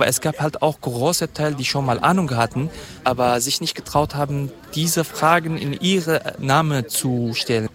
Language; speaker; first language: German; non-native, fluent; Kurdish